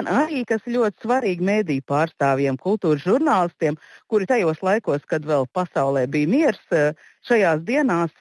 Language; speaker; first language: Latvian; native; Latvian